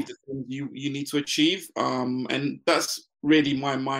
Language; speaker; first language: English; native; English